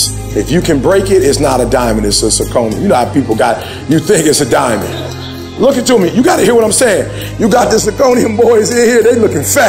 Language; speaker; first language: English; native; English